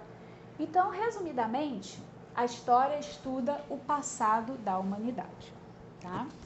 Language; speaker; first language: Portuguese; native; Portuguese